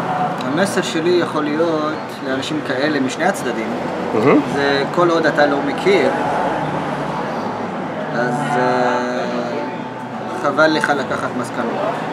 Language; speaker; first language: Hebrew; non-native, local second language; Arabic